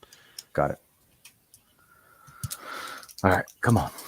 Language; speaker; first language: English; native; English